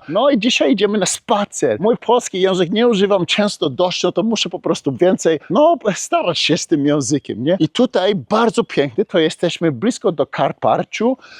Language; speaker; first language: Polish; early bilingual, heritage; Polish